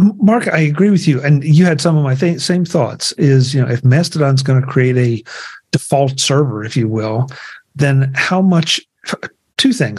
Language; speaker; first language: English; native; English